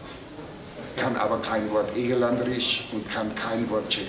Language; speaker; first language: German; native; German